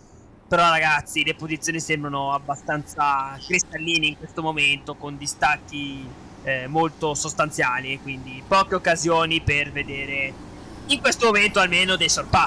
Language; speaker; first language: Italian; native; Italian